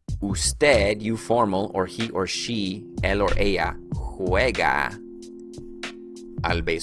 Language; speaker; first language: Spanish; early bilingual, heritage; Spanish